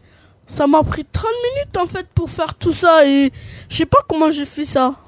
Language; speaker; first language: French; early bilingual, other home language; Albanian